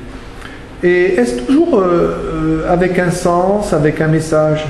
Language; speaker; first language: French; native; French